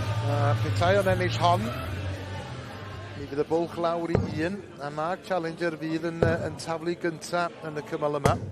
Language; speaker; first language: Welsh; native; Welsh